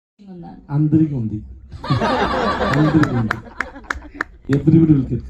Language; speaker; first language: Telugu; non-native, learner; Tamil